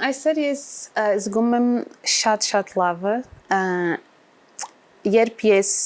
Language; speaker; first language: Armenian; non-native, learner; Portuguese